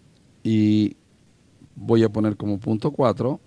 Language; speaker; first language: Spanish; native; Spanish